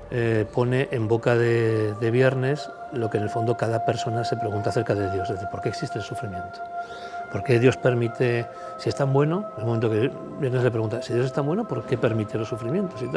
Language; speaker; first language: Spanish; native; Spanish